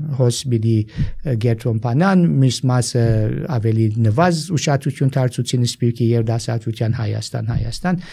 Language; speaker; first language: Armenian; early bilingual, heritage; Armenian